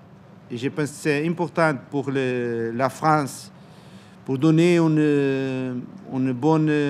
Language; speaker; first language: French; non-native, learner; Portuguese